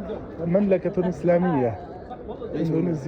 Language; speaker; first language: Arabic; non-native, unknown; Urdu